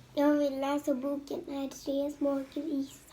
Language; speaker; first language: Swedish; early bilingual, other home language; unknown